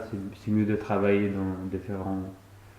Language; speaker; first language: French; non-native, fluent; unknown